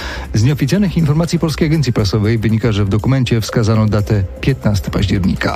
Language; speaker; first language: Polish; native; Polish